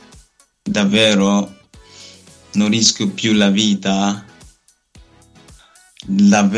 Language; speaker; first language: Italian; non-native, learner; Nigerian Pidgin